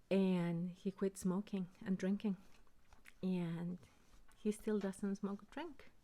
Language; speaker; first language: English; early bilingual, other home language; Spanish